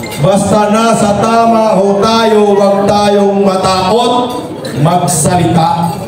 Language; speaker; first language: Filipino; native; Filipino